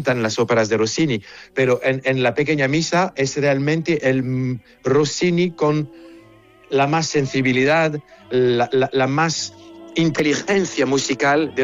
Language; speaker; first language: Spanish; non-native, fluent; French